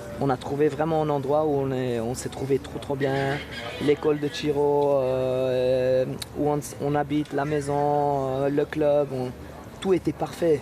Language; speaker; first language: French; non-native, local second language; Dutch